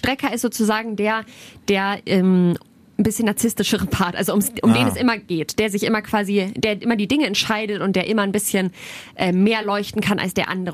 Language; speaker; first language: German; native; German